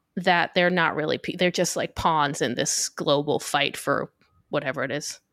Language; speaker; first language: English; early bilingual, other home language; Hebrew